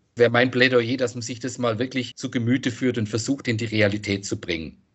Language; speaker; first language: German; native; German